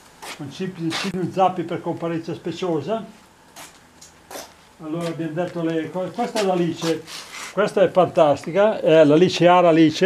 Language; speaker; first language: Italian; native; Italian